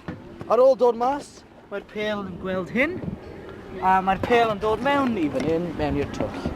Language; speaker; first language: Welsh; non-native, local second language; English